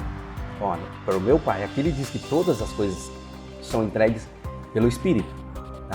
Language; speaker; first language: Portuguese; native; Portuguese